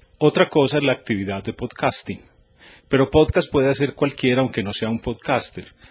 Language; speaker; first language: Spanish; native; Spanish